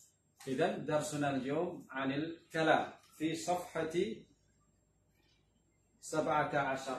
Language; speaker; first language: Arabic; non-native, fluent; Khmer